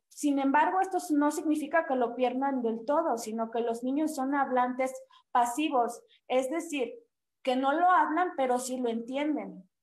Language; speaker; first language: Spanish; non-native, local second language; Nahuatl languages